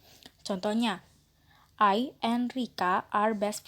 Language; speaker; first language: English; non-native, learner; Indonesian